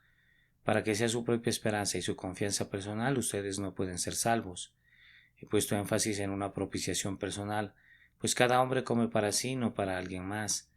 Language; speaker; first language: Spanish; native; Spanish